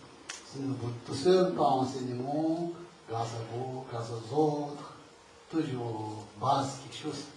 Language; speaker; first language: French; non-native, learner; Tibetan